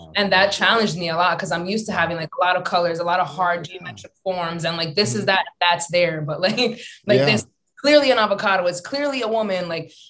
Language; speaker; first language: English; native; English